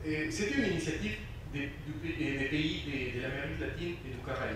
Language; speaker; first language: French; non-native, fluent; Spanish